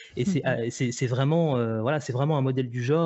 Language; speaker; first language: French; native; French